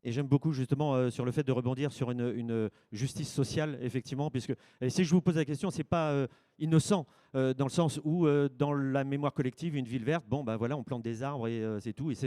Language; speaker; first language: French; native; French